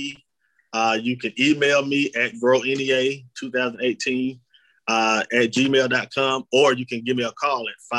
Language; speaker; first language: English; native; English